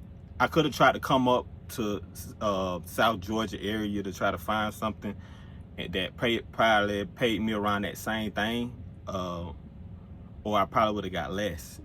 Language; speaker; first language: English; native; English